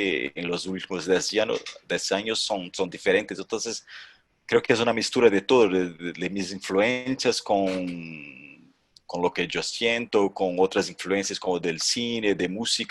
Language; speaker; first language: Spanish; non-native, fluent; Portuguese